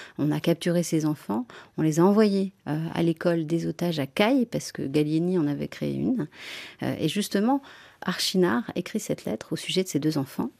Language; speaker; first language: French; native; French